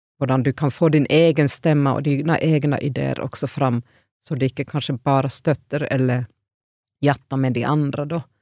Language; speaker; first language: Norwegian; non-native, fluent; Finnish